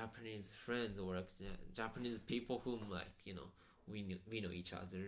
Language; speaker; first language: English; non-native, fluent; Japanese